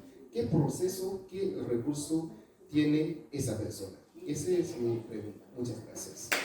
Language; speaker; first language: Spanish; non-native, fluent; Haitian Creole